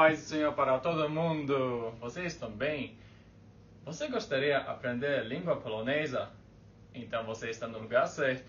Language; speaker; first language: Portuguese; non-native, fluent; Polish